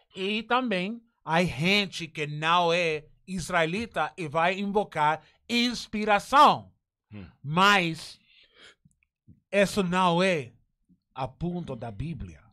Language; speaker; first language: Portuguese; non-native, learner; Spanish